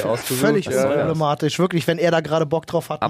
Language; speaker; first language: German; native; German